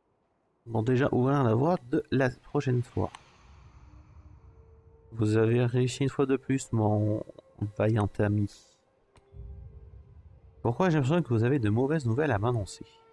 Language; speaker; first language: French; native; French